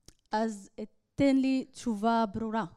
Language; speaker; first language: Hebrew; non-native, local second language; Arabic